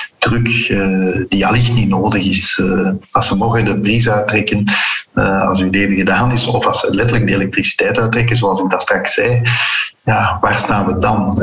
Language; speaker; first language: Dutch; early bilingual, heritage; Dutch